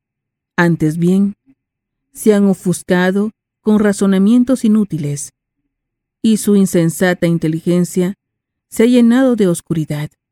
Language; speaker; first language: Spanish; native; Spanish